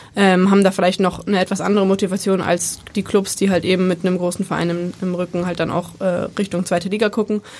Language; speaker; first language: German; native; German